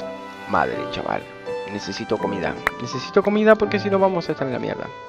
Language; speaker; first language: Spanish; native; Spanish